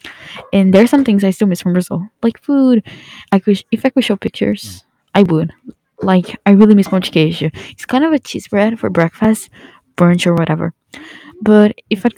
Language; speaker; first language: English; early bilingual, other home language; Portuguese